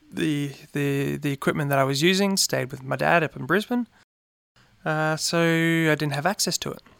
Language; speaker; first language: English; native; English